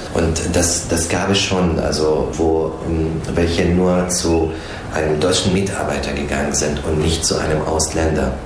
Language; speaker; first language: German; non-native, fluent; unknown